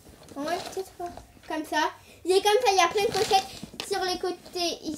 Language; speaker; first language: French; native; French